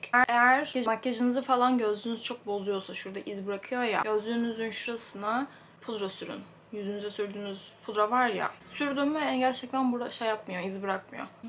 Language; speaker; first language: Turkish; native; Turkish